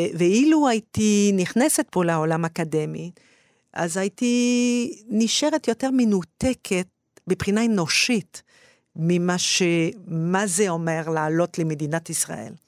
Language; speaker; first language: Hebrew; non-native, fluent; French